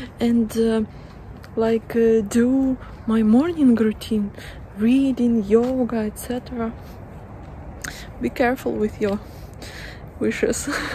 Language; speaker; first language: English; non-native, fluent; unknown